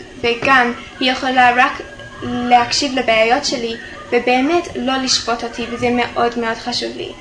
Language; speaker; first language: Hebrew; non-native, fluent; English